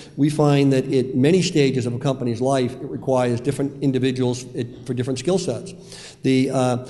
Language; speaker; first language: English; native; English